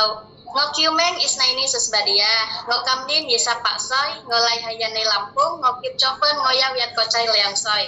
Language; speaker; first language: Cantonese; non-native, learner; Indonesian